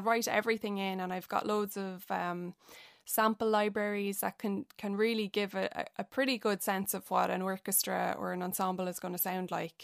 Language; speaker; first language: English; native; English